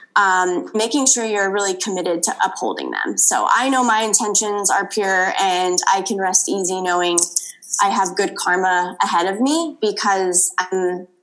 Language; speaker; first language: English; native; English